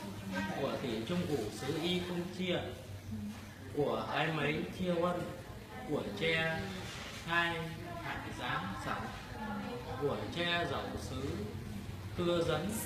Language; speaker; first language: Chinese; non-native, learner; Vietnamese